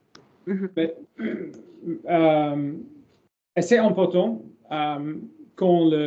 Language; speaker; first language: French; non-native, learner; German